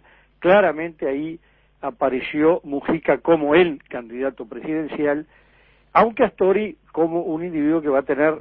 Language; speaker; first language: Spanish; native; Spanish